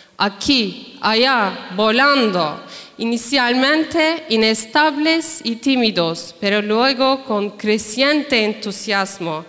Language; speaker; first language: Spanish; non-native, fluent; Turkish